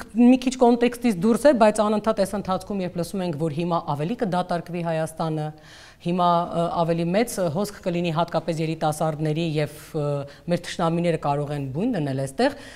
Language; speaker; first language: Armenian; native; Armenian